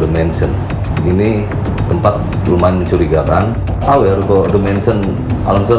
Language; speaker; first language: Indonesian; native; Indonesian